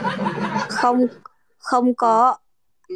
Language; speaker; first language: Vietnamese; non-native, learner; Indonesian